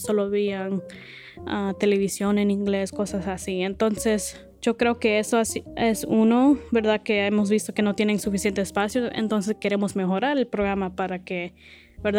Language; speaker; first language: Spanish; early bilingual, heritage; Spanish